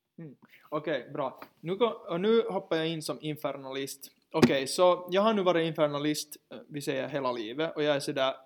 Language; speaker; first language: Swedish; native; Swedish